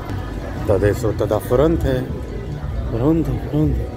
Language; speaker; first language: Czech; non-native, learner; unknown